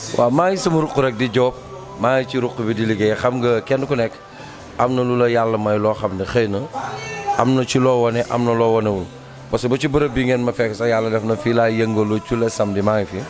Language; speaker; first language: Wolof; non-native, local second language; Fula